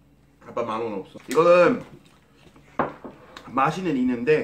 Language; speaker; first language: Korean; non-native, fluent; English